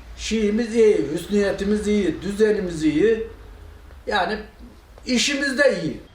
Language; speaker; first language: Turkish; native; Turkish